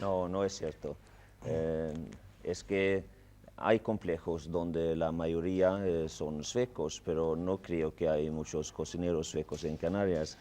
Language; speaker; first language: Spanish; non-native, fluent; Swedish